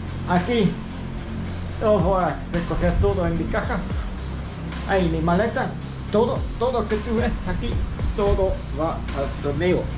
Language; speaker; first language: Spanish; non-native, fluent; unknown